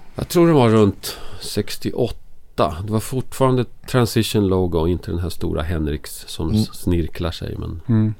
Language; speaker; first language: Swedish; native; Swedish